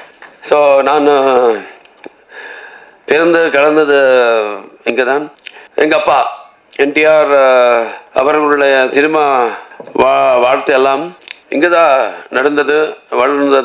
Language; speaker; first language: Tamil; non-native, local second language; Telugu